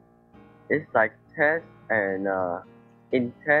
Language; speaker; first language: English; non-native, learner; Vietnamese